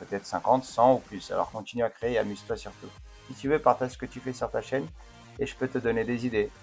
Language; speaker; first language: French; native; French